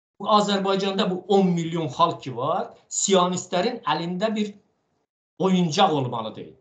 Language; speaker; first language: Azerbaijani; non-native, local second language; Talysh